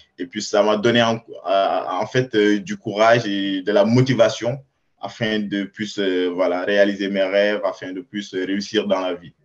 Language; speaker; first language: French; non-native, local second language; Wolof